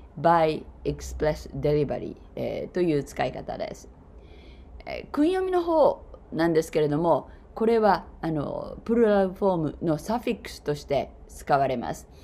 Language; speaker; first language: Japanese; native; Japanese